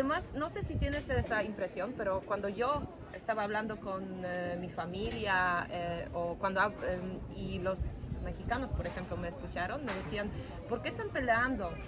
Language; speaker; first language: Spanish; non-native, fluent; Polish